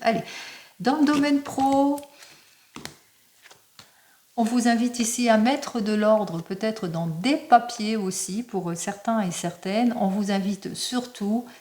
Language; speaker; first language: French; native; French